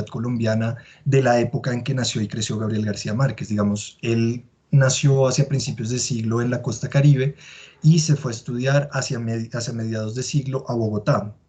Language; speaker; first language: Spanish; native; Spanish